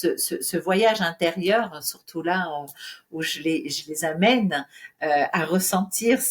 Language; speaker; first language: French; native; French